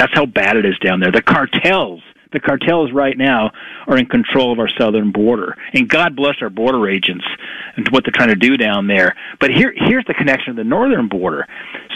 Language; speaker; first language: English; native; English